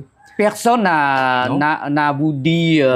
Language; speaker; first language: French; non-native, fluent; Khmer